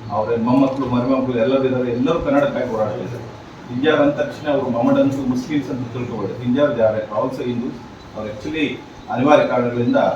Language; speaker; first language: Kannada; native; Kannada